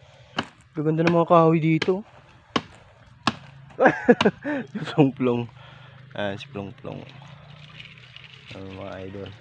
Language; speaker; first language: Filipino; non-native, local second language; Cebuano